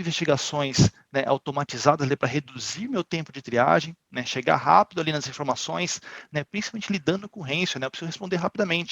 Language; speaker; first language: Portuguese; native; Portuguese